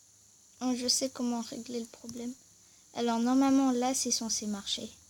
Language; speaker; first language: French; native; French